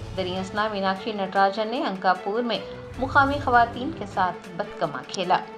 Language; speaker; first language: Urdu; native; Urdu